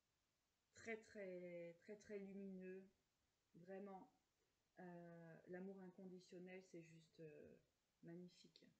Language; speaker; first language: French; native; French